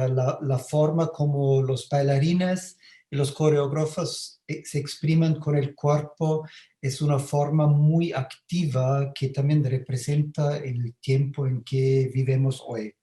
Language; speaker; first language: Spanish; non-native, fluent; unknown